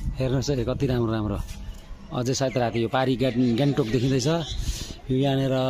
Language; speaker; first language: Nepali; native; Nepali